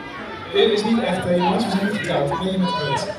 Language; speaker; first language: Dutch; native; Dutch